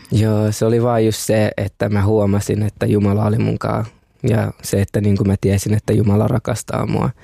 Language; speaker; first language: Finnish; early bilingual, other home language; Kinyarwanda